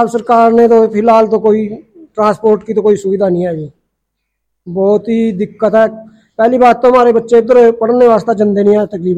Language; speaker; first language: Hindi; native; Hindi